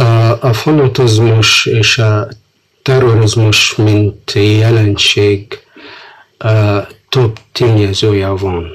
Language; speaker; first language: Hungarian; non-native, fluent; Arabic